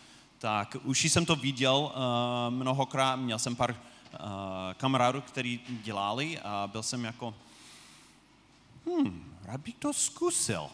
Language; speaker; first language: Czech; non-native, fluent; English